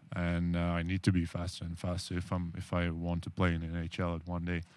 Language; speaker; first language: English; non-native, learner; Czech